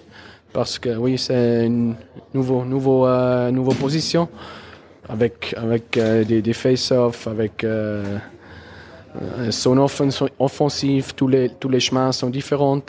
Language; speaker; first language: French; non-native, local second language; German